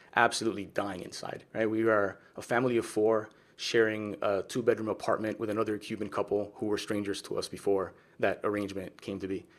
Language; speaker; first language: English; early bilingual, other home language; Spanish